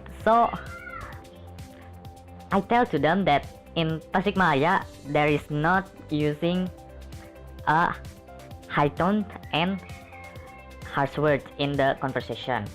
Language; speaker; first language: English; non-native, learner; Indonesian